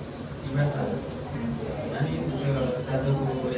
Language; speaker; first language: Japanese; non-native, learner; Indonesian